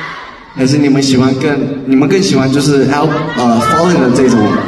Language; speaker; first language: Chinese; early bilingual, heritage; English